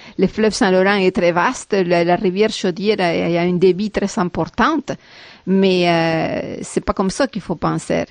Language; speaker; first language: French; non-native, fluent; Spanish